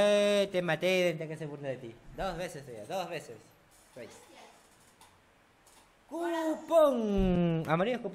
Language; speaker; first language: Spanish; native; Spanish